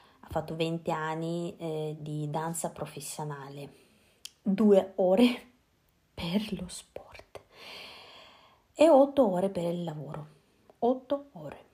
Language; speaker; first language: Italian; non-native, learner; Russian